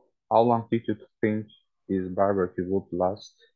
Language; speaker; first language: English; non-native, learner; Turkish